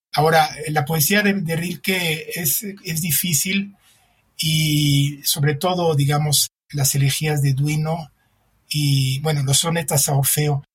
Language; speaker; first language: Spanish; non-native, fluent; French